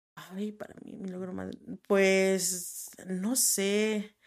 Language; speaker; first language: Spanish; native; Spanish